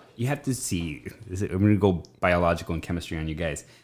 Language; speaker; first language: English; native; English